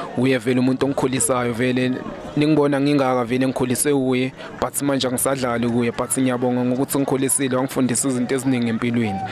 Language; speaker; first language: Zulu; native; Zulu